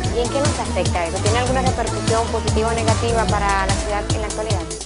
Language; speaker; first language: Spanish; native; Spanish